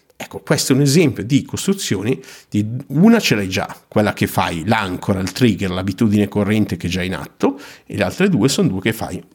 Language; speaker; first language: Italian; native; Italian